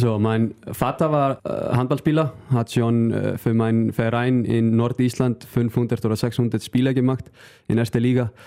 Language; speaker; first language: German; non-native, learner; Icelandic